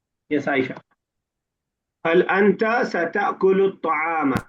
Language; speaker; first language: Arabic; non-native, fluent; Urdu